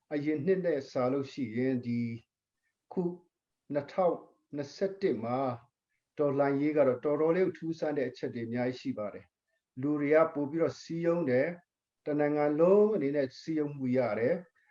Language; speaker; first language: Burmese; non-native, local second language; Hakha Chin